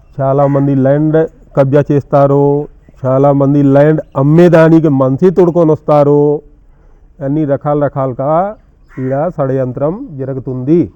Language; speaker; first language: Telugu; non-native, local second language; Hindi